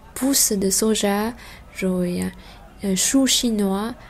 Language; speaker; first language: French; non-native, fluent; Vietnamese